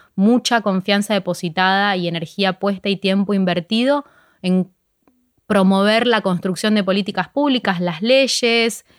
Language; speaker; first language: Spanish; native; Spanish